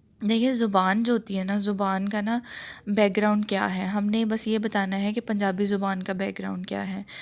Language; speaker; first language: Urdu; non-native, local second language; Punjabi